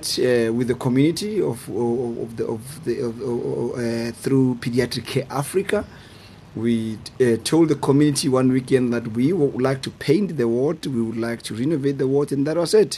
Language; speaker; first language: English; non-native, local second language; Southern Sotho